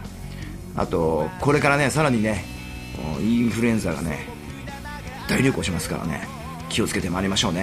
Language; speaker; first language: Japanese; native; Japanese